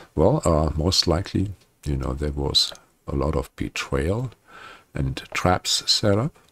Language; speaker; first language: English; non-native, fluent; German